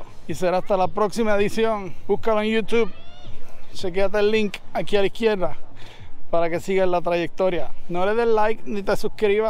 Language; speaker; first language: Spanish; native; Spanish